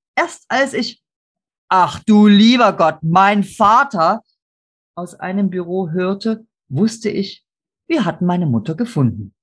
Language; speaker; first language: German; native; German